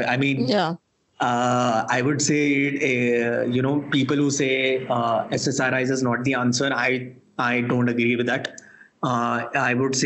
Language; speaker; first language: English; non-native, local second language; Hindi